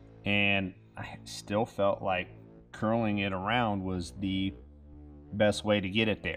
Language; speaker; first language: English; native; English